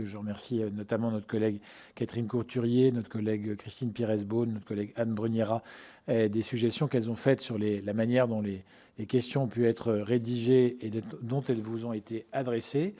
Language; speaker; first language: French; native; French